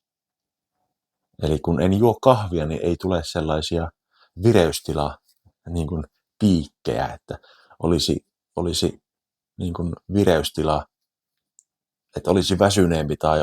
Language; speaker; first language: Finnish; native; Finnish